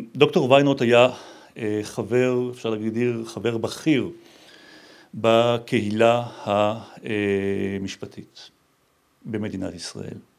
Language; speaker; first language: Hebrew; native; Hebrew